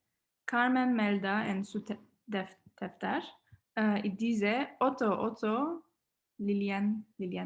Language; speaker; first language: Spanish; non-native, learner; English